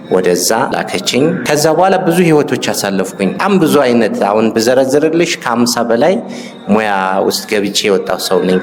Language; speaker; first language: Amharic; non-native, local second language; Sebat Bet Gurage